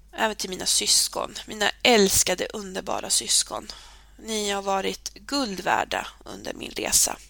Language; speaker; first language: Swedish; early bilingual, other home language; Spanish